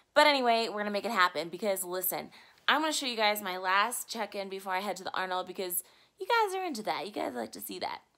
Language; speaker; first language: English; native; English